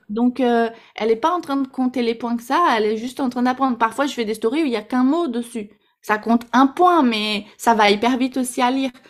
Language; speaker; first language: French; non-native, fluent; Portuguese